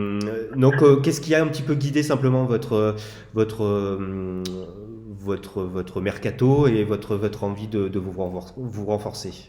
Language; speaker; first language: French; native; French